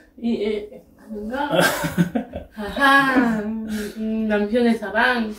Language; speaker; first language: Korean; non-native, fluent; French